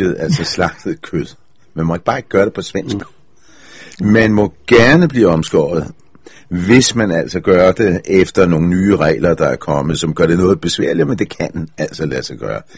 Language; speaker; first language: Danish; non-native, fluent; Hebrew